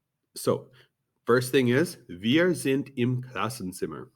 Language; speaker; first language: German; non-native, learner; English